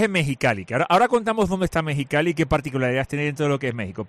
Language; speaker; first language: Spanish; native; Spanish